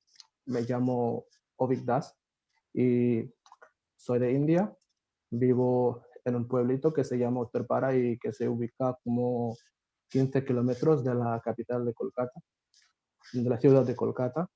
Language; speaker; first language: Spanish; non-native, fluent; Bangla